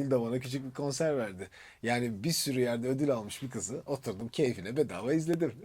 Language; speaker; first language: Turkish; native; Turkish